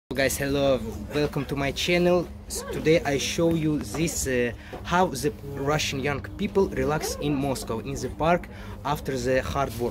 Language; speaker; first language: English; non-native, learner; Russian